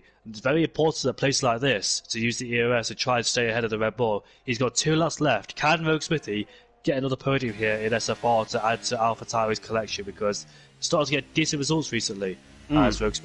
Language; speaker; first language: English; native; English